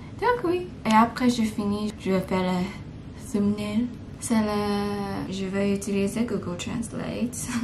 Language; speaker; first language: French; non-native, learner; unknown